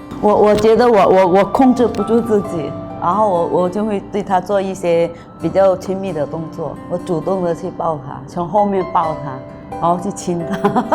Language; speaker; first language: Chinese; non-native, local second language; Hakka Chinese